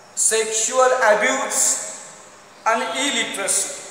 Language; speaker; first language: English; non-native, local second language; Marathi